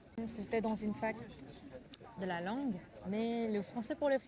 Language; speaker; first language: French; non-native, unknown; Korean